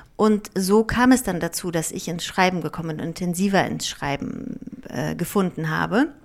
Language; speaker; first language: German; early bilingual, other home language; Greek